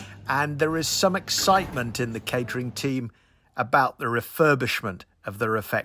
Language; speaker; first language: English; native; English